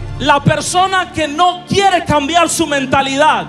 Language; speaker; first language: Spanish; native; Spanish